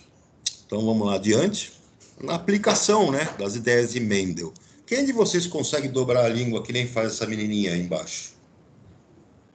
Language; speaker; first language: Portuguese; native; Portuguese